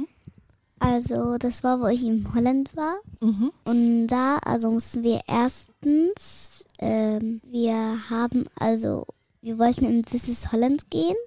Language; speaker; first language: German; early bilingual, other home language; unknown